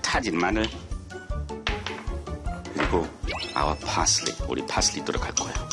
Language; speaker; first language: Korean; non-native, learner; English